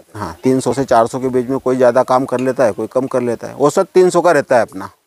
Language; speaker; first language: Hindi; native; Hindi